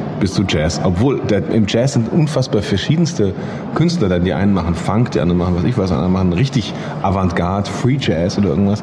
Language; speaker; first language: German; native; German